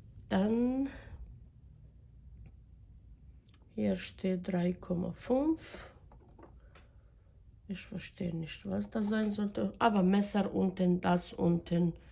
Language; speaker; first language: German; non-native, fluent; Croatian